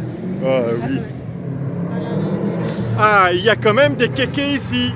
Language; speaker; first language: French; native; French